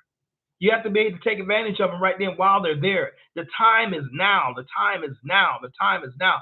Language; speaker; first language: English; native; English